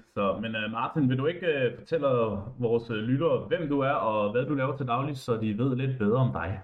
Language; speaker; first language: Danish; native; Danish